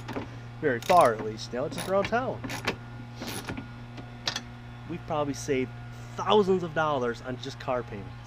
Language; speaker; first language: English; native; English